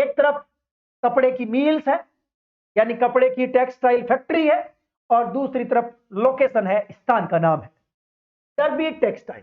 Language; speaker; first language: Hindi; native; Hindi